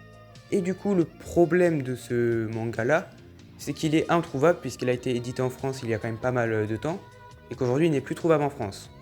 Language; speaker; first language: French; native; French